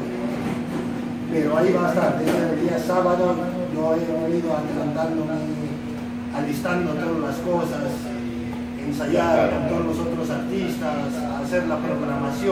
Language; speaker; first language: Spanish; non-native, fluent; Afrikaans